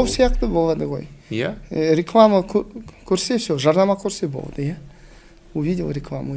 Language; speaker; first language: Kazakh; non-native, local second language; Russian